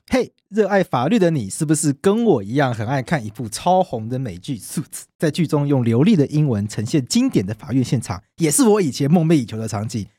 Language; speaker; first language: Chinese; native; Chinese